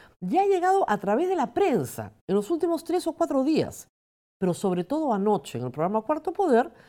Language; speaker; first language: Spanish; native; Spanish